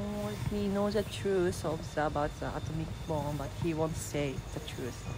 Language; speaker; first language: English; non-native, fluent; Japanese